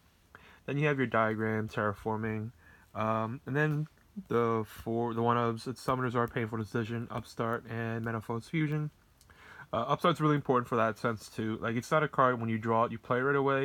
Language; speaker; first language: English; native; English